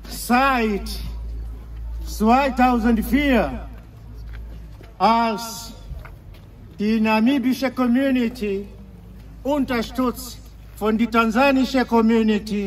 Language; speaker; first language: German; non-native, learner; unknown